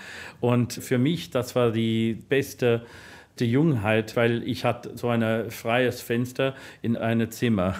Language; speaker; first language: German; non-native, learner; English